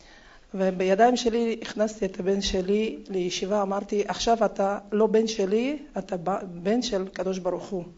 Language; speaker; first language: Hebrew; non-native, fluent; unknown